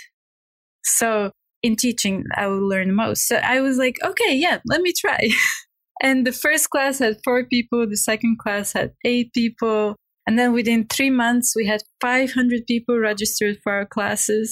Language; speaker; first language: English; non-native, fluent; Bulgarian